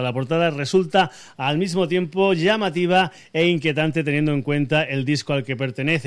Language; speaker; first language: Spanish; native; Spanish